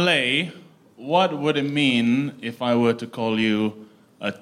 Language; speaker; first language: English; native; English